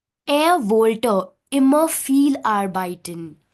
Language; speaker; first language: German; non-native, fluent; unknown